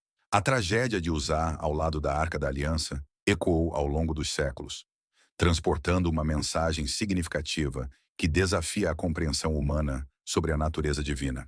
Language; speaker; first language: Portuguese; native; Portuguese